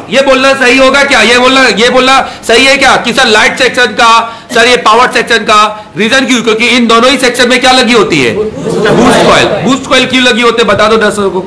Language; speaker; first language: Hindi; native; Hindi